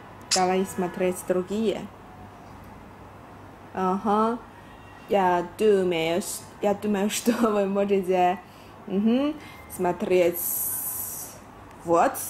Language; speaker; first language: Russian; non-native, learner; Chinese